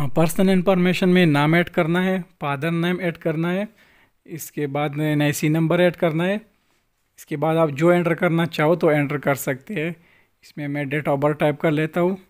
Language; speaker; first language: Urdu; non-native, local second language; Pashto